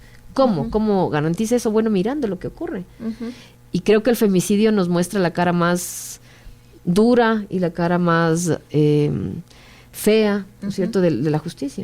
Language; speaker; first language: Spanish; native; Spanish